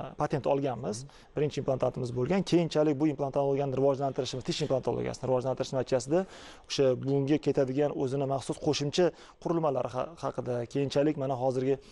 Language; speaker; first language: Uzbek; native; Uzbek